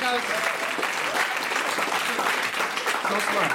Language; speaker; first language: English; non-native, learner; Japanese